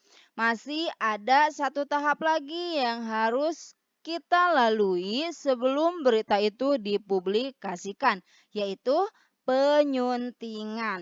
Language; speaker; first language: Indonesian; native; Indonesian